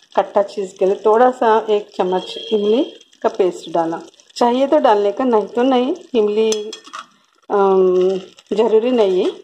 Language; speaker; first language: Hindi; non-native, local second language; Telugu